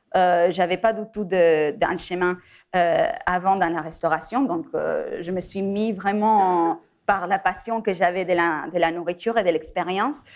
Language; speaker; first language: French; non-native, fluent; Spanish